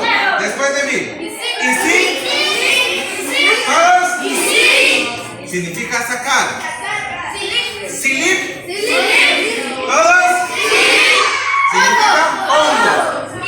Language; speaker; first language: Spanish; non-native, local second language; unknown